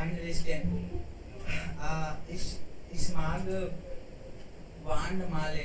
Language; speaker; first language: German; non-native, learner; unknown